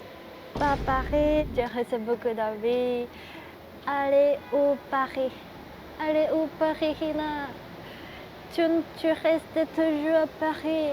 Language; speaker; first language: French; non-native, learner; Japanese